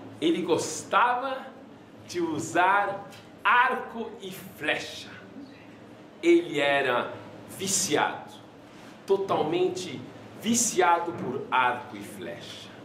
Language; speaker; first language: Portuguese; non-native, fluent; French